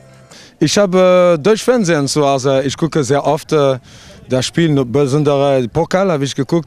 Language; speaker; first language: German; non-native, learner; French